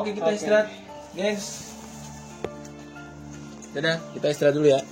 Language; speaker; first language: Indonesian; native; Indonesian